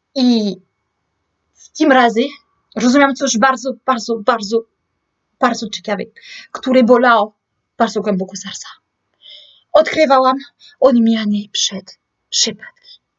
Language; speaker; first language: Polish; non-native, learner; French